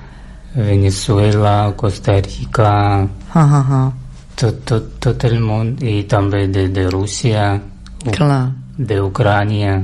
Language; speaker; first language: Catalan; non-native, learner; Russian